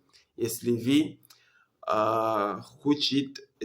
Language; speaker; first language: Russian; non-native, learner; French